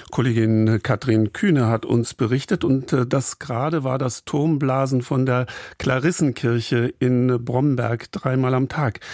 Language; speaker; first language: German; native; German